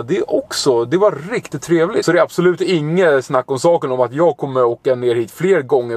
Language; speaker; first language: Swedish; native; Swedish